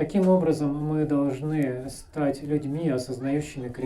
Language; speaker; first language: Russian; native; Russian